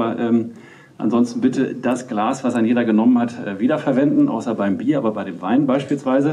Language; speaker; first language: German; native; German